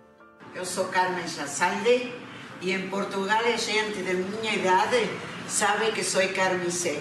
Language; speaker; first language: Portuguese; non-native, learner; Spanish